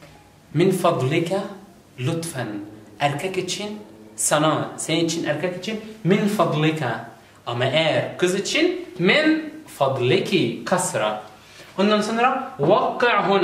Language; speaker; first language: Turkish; non-native, learner; Arabic